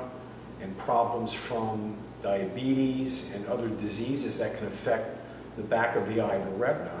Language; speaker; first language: English; native; English